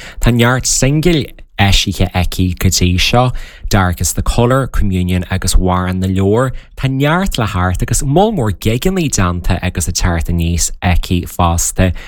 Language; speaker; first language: Irish; native; Irish